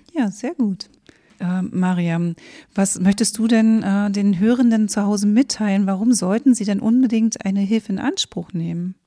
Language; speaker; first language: German; native; German